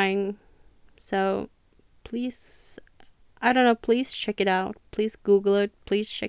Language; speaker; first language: English; non-native, fluent; Norwegian